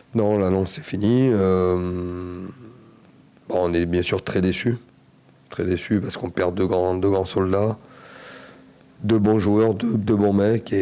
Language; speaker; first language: French; native; French